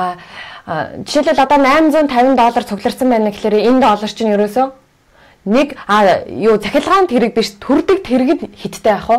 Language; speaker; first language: Mongolian; native; Mongolian